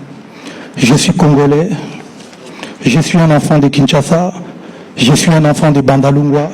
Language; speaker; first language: French; non-native, local second language; Lingala